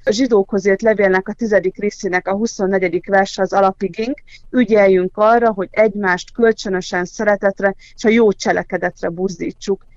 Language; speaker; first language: Hungarian; native; Hungarian